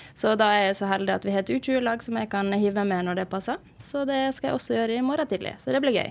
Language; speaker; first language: Norwegian; native; Norwegian